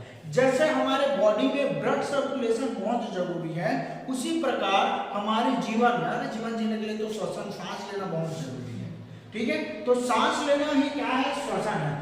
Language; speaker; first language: Hindi; non-native, local second language; Chhattisgarhi